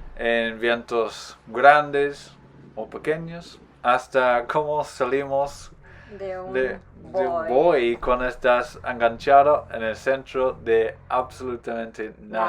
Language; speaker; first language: Spanish; non-native, fluent; English